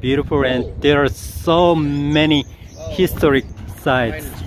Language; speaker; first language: English; non-native, learner; Korean